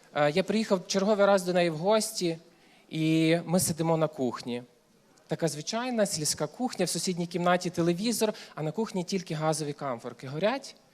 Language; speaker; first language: Ukrainian; native; Ukrainian